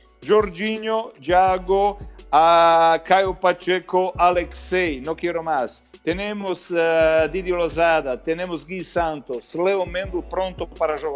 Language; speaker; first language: Portuguese; non-native, learner; Croatian